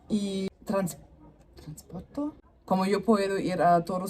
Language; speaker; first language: Spanish; non-native, learner; German